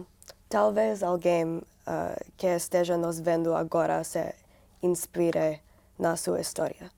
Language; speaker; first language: Portuguese; non-native, learner; English